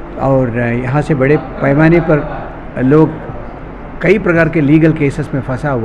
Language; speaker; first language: Hindi; native; Hindi